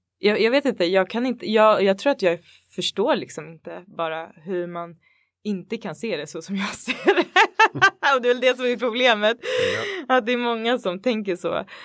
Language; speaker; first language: Swedish; early bilingual, other home language; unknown